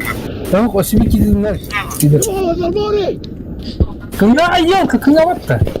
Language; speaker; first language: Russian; non-native, local second language; Yakut